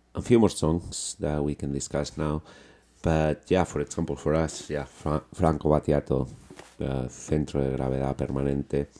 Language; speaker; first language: English; non-native, fluent; Spanish